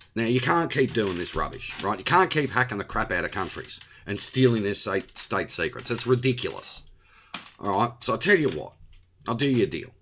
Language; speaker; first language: English; native; English